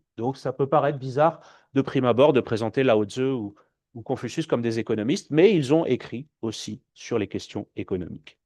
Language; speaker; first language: French; native; French